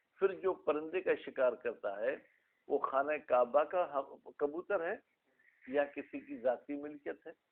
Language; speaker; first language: Urdu; non-native, local second language; Sindhi